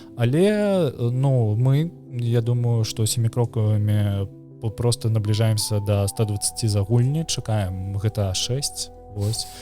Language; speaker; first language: Belarusian; native; Belarusian